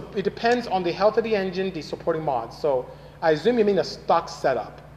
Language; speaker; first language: English; non-native, local second language; Igbo